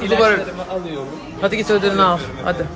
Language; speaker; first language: Turkish; native; Turkish